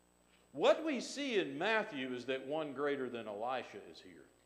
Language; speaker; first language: English; native; English